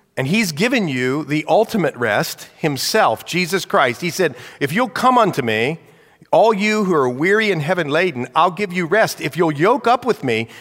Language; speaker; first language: English; native; English